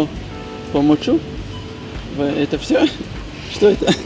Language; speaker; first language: Russian; non-native, learner; Latvian